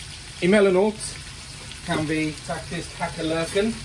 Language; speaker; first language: Swedish; non-native, fluent; English